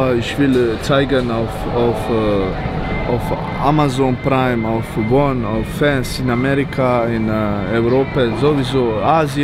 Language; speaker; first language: German; non-native, learner; Croatian